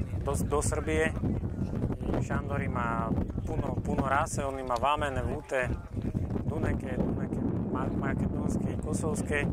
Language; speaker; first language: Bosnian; non-native, learner; Slovak